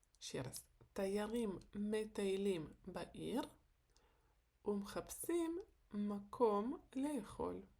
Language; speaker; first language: Hebrew; non-native, fluent; Ukrainian